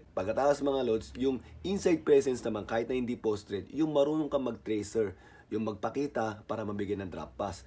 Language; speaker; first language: Filipino; native; Filipino